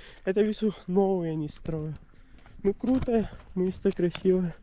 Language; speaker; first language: Russian; non-native, learner; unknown